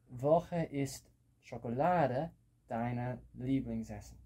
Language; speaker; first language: German; non-native, learner; English